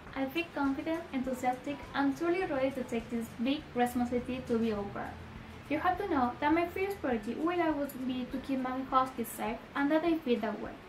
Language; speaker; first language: English; non-native, learner; Spanish